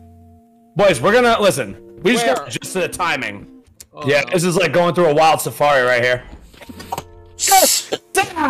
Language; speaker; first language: English; native; English